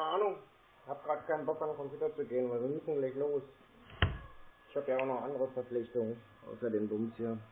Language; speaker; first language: German; native; German